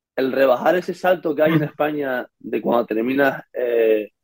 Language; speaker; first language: Spanish; native; Spanish